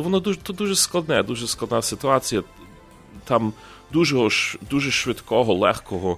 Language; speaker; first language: Ukrainian; early bilingual, heritage; Ukrainian